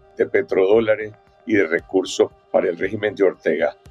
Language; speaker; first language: Spanish; native; Spanish